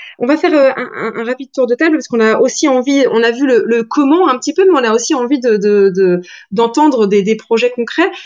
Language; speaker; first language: French; native; French